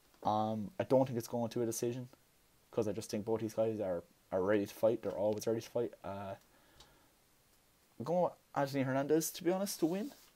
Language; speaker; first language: English; native; English